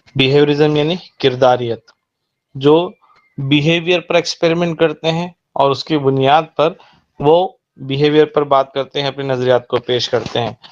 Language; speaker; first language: Urdu; native; Urdu